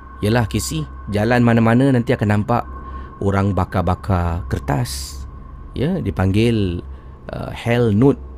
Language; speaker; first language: Malay; native; Malay